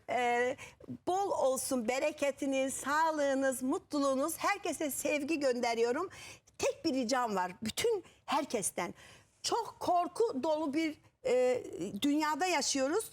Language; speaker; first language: Turkish; non-native, fluent; Azerbaijani